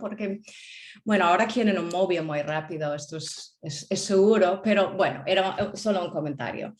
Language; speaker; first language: Spanish; non-native, fluent; English